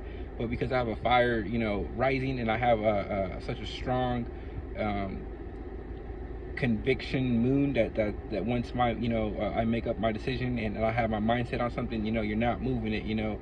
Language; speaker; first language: English; native; English